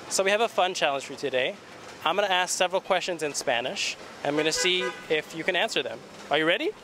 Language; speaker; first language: English; non-native, local second language; Filipino